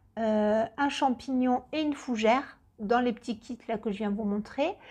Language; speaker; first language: French; native; French